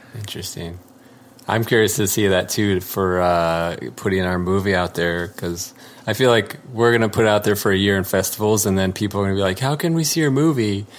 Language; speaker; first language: English; native; English